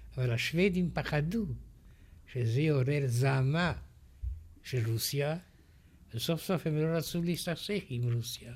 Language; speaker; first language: Hebrew; non-native, fluent; Romanian